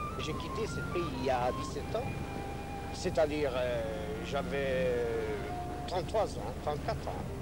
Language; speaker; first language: French; non-native, fluent; Hungarian